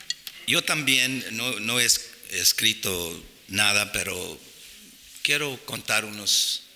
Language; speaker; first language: Spanish; non-native, fluent; English